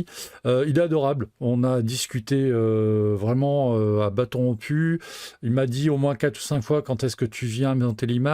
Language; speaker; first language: French; native; French